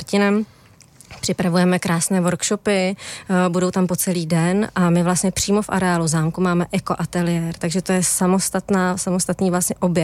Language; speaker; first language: Czech; native; Czech